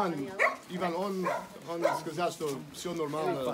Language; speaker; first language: Russian; non-native, learner; English